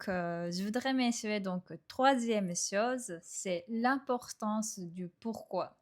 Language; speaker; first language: French; non-native, fluent; Japanese